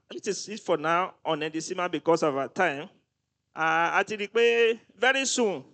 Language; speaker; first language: English; non-native, local second language; Yoruba